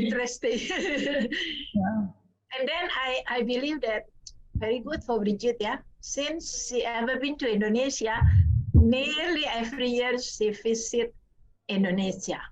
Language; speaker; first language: English; non-native, learner; Indonesian